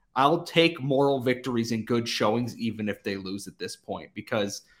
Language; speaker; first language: English; native; English